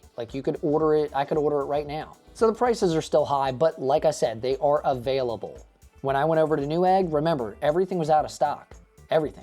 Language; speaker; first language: English; native; English